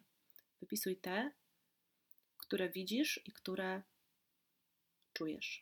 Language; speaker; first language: Polish; native; Polish